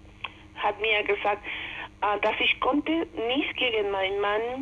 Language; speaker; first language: German; non-native, learner; Spanish